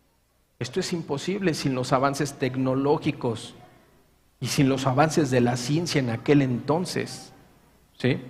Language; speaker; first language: Spanish; native; Spanish